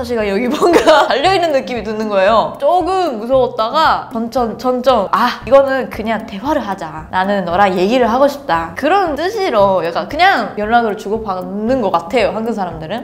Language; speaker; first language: Korean; non-native, fluent; Japanese